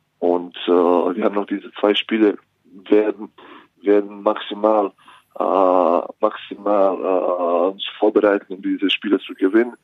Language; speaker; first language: German; non-native, fluent; Bosnian